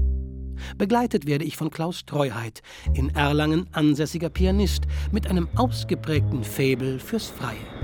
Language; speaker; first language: German; native; German